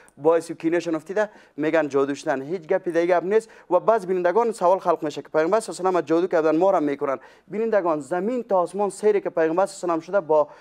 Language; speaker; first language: Persian; native; Persian